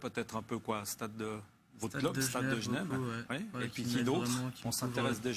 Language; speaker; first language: French; native; French